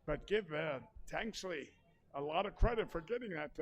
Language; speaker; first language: English; native; English